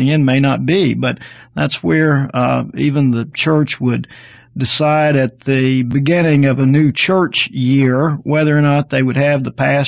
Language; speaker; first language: English; native; English